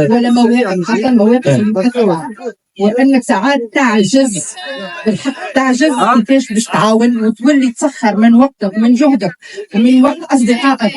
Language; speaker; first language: Arabic; native; Arabic